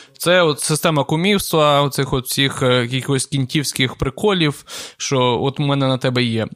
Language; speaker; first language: Ukrainian; non-native, local second language; Russian